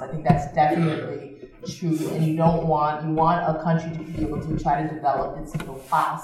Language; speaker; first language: English; native; English